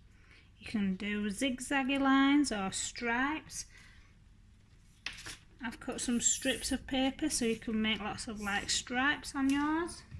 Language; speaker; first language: English; native; English